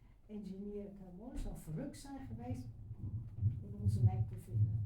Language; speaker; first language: Dutch; non-native, fluent; French